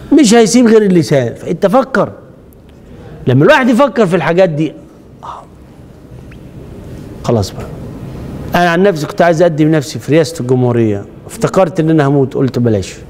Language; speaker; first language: Arabic; native; Arabic